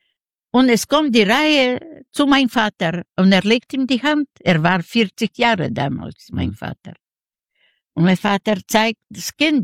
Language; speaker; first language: German; non-native, learner; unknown